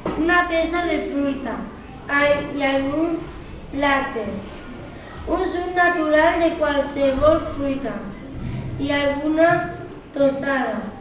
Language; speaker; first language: Catalan; non-native, local second language; Spanish